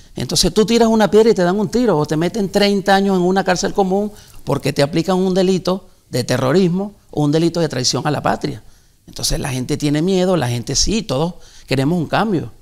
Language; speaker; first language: Spanish; native; Spanish